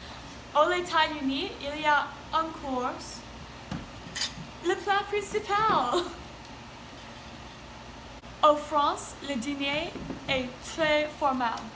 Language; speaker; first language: French; non-native, learner; English